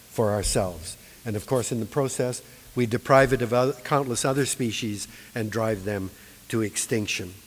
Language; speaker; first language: English; native; English